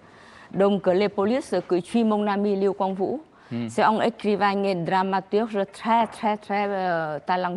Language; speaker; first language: French; non-native, learner; Vietnamese